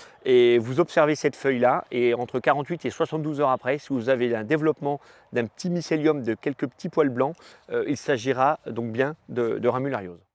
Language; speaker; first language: French; native; French